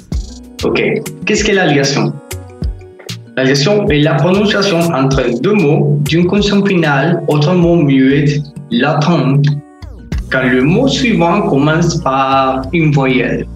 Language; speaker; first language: French; non-native, fluent; Spanish